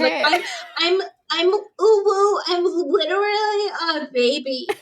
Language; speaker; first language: English; native; English